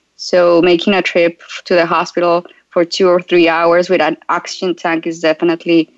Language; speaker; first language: English; non-native, fluent; Spanish